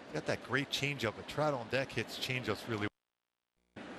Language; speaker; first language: English; native; English